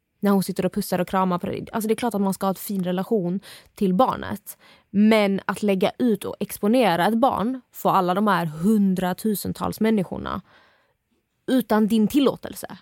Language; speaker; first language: Swedish; native; Swedish